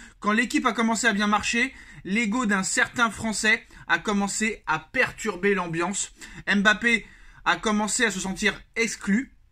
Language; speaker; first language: French; native; French